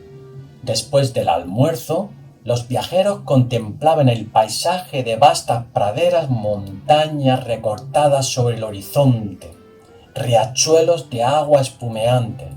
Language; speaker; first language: Spanish; native; Spanish